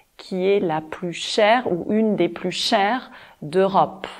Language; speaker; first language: French; native; French